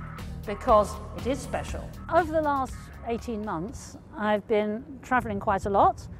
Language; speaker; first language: English; native; English